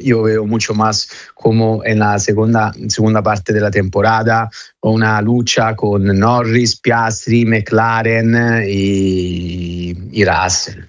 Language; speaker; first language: Spanish; non-native, fluent; Italian